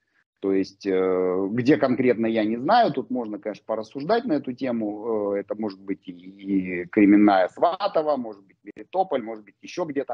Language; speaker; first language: Russian; native; Russian